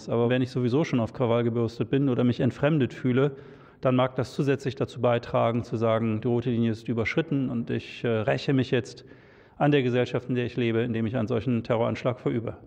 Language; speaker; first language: German; native; German